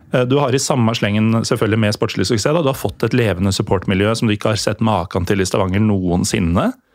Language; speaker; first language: Norwegian; native; Norwegian